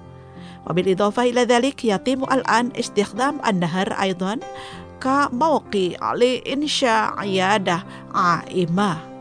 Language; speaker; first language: Arabic; non-native, fluent; Indonesian